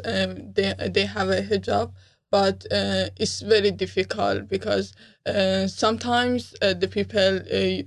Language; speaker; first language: English; non-native, learner; Persian